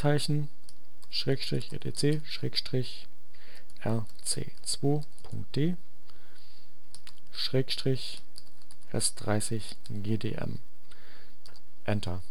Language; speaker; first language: German; native; German